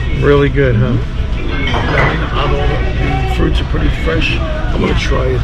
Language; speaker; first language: English; native; English